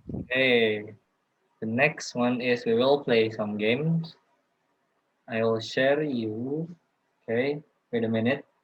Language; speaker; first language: English; non-native, learner; Indonesian